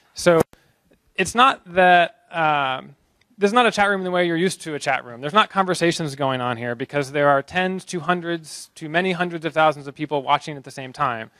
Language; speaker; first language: English; native; English